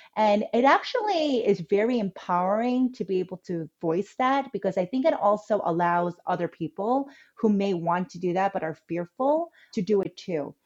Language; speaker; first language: English; early bilingual, other home language; Korean